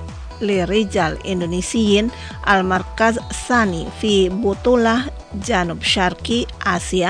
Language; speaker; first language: Arabic; non-native, fluent; Indonesian